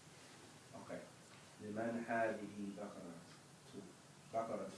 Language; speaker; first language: Arabic; non-native, learner; English